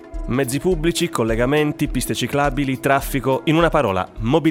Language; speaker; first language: Italian; native; Italian